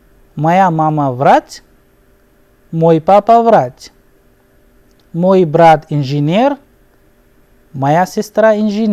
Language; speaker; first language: Russian; non-native, fluent; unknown